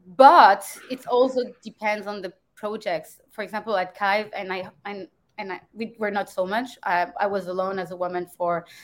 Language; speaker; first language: English; non-native, fluent; French